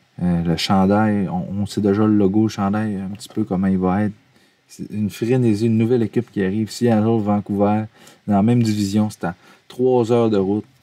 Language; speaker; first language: French; native; French